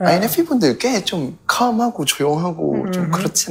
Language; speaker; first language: Korean; non-native, fluent; Thai